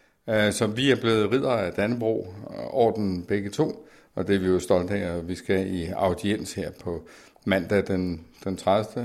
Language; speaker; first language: Danish; native; Danish